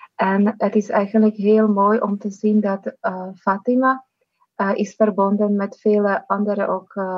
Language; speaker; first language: Dutch; non-native, fluent; Slovak